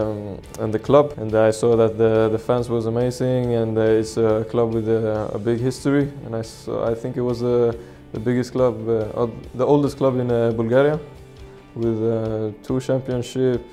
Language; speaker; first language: English; non-native, fluent; Swedish